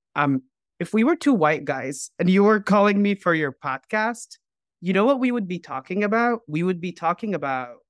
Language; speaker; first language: English; non-native, fluent; Arabic